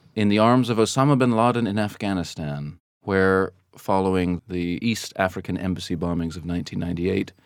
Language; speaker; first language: English; native; English